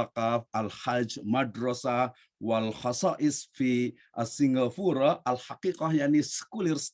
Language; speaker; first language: Arabic; non-native, learner; Indonesian